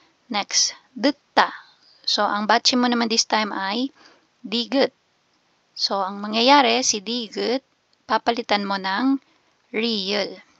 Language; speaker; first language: Filipino; native; Filipino